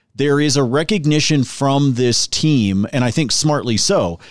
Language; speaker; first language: English; native; English